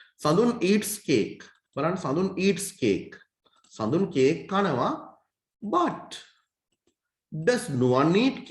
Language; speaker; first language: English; non-native, local second language; Sinhala